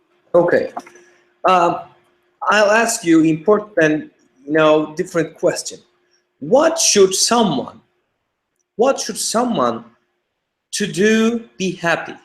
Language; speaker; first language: English; non-native, fluent; Turkish